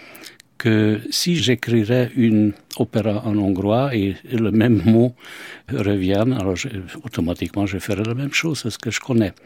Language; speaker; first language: French; non-native, fluent; Hungarian